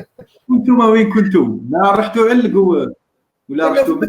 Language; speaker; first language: Arabic; native; Arabic